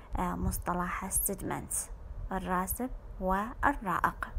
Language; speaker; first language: Arabic; native; Arabic